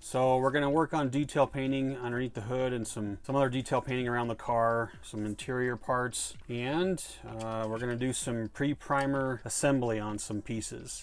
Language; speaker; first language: English; native; English